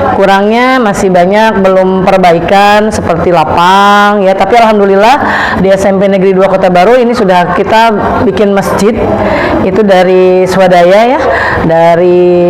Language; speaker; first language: Indonesian; native; Indonesian